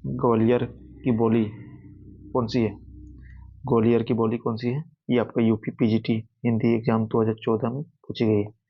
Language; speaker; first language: Hindi; native; Hindi